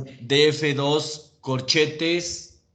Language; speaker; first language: Spanish; native; Spanish